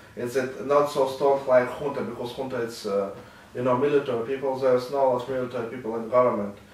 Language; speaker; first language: English; non-native, learner; Ukrainian